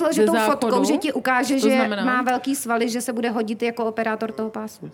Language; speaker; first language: Czech; native; Czech